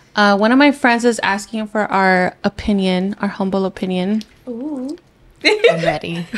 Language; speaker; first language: English; native; English